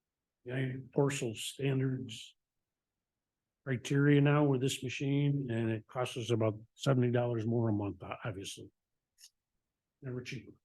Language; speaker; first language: English; native; English